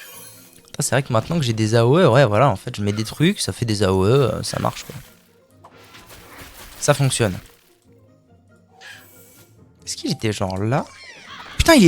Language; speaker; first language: French; native; French